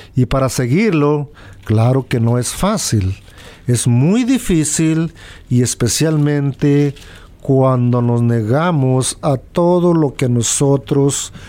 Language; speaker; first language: Spanish; native; Spanish